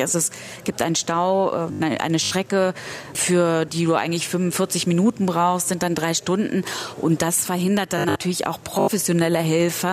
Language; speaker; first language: German; native; German